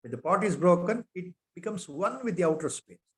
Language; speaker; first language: English; non-native, local second language; Kannada